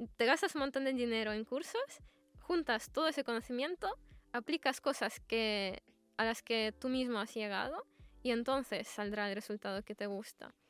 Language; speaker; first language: Spanish; non-native, fluent; Russian